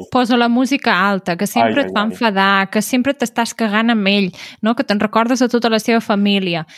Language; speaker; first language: Catalan; native; Catalan